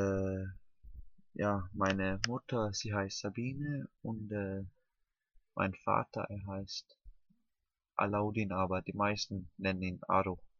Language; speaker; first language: German; non-native, learner; Danish